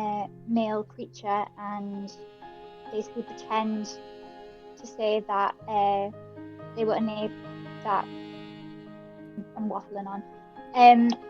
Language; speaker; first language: English; native; English